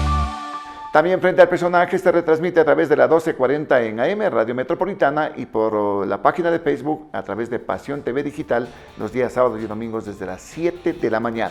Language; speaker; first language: Spanish; native; Spanish